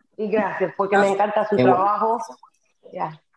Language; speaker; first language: Spanish; early bilingual, heritage; Spanish